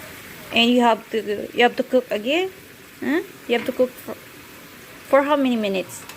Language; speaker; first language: English; non-native, learner; Filipino